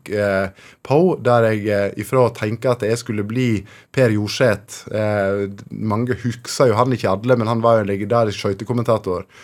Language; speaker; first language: Norwegian; native; Norwegian